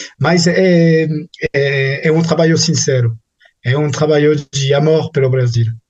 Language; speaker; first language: Portuguese; non-native, fluent; French